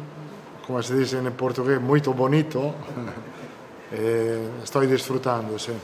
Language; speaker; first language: Portuguese; non-native, learner; Italian